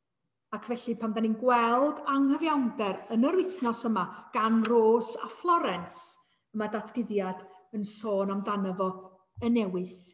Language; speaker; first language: Welsh; native; Welsh